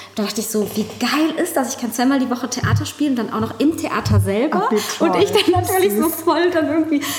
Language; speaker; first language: German; native; German